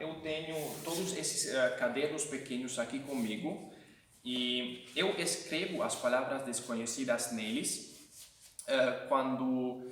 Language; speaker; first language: Portuguese; non-native, fluent; Hungarian